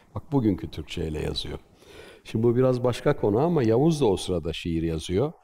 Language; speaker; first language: Turkish; native; Turkish